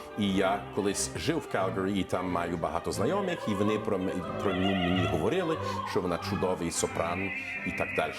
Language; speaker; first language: Ukrainian; early bilingual, heritage; Ukrainian